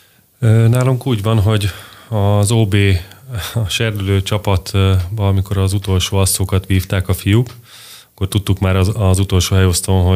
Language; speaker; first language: Hungarian; native; Hungarian